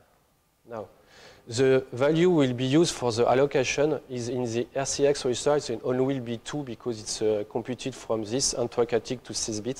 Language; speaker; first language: English; non-native, fluent; French